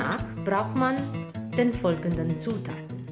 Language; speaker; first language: German; non-native, learner; Romanian